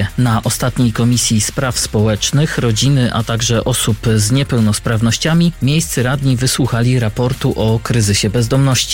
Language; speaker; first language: Polish; native; Polish